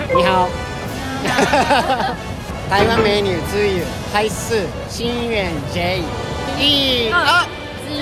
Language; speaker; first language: Chinese; non-native, learner; Japanese